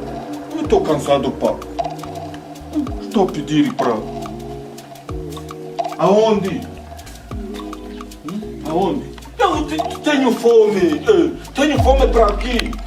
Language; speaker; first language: Portuguese; non-native, learner; Kinyarwanda